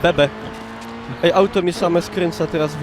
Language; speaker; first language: Polish; native; Polish